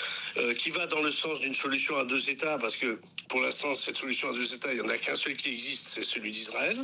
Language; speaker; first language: French; native; French